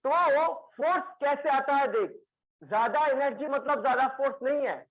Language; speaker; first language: Hindi; non-native, local second language; Bangla